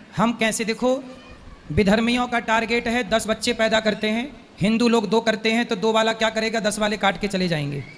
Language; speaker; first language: Hindi; native; Hindi